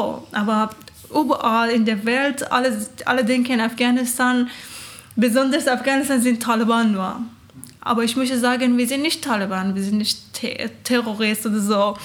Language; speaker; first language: German; non-native, learner; Persian